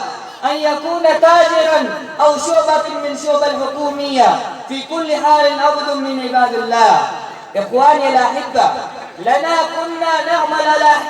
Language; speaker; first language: Arabic; non-native, learner; Urdu